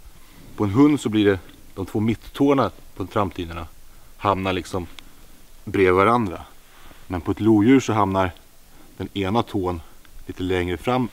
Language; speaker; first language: Swedish; native; Swedish